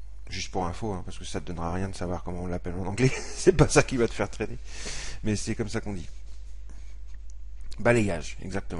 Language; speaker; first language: French; native; French